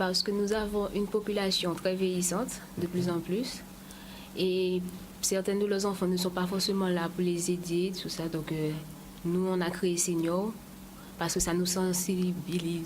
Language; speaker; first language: French; native; French